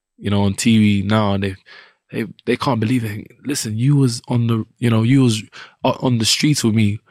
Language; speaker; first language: English; native; English